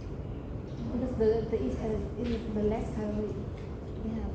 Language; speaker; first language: English; non-native, learner; Vietnamese